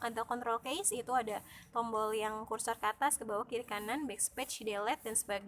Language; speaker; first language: Indonesian; native; Indonesian